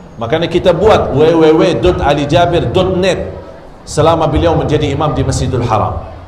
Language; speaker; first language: Indonesian; non-native, fluent; Arabic